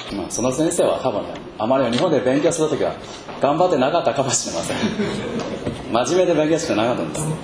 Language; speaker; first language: Japanese; non-native, fluent; Chinese